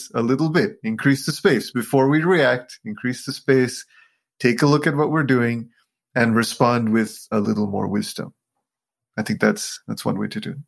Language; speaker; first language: English; non-native, local second language; Sinhala